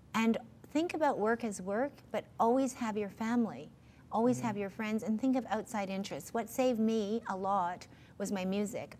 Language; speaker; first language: English; native; English